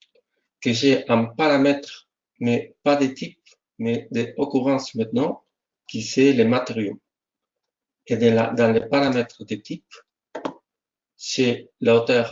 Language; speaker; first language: French; non-native, fluent; Spanish